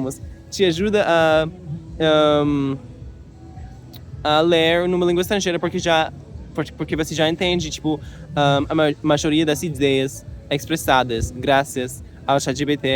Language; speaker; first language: Portuguese; non-native, learner; English